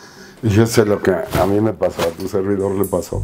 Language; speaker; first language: Spanish; native; Spanish